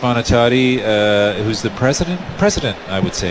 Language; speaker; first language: English; native; English